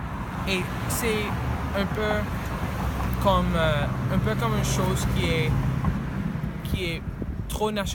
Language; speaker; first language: French; non-native, learner; English